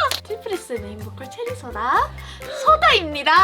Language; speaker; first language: Korean; native; Korean